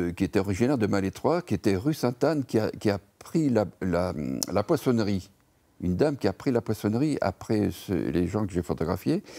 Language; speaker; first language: French; native; French